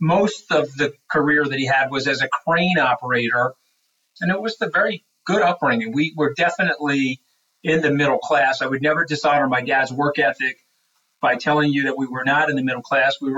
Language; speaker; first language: English; native; English